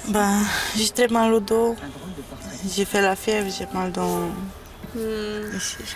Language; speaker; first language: French; non-native, fluent; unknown